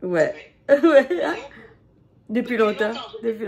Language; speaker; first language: French; native; French